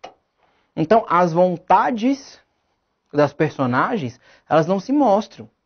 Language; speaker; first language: Portuguese; native; Portuguese